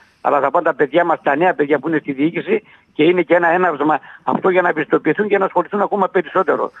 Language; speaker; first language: Greek; native; Greek